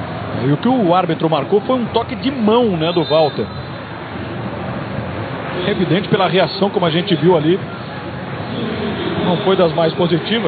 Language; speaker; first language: Portuguese; native; Portuguese